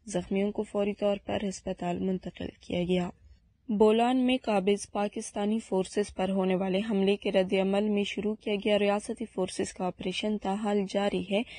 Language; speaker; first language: Urdu; non-native, local second language; Baluchi